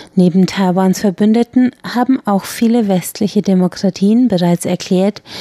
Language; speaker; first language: German; native; German